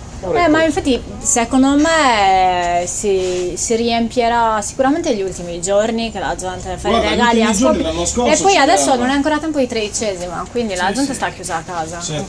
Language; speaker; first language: Italian; native; Italian